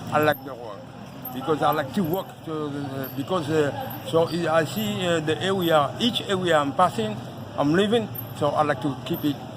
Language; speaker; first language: English; non-native, learner; Haitian Creole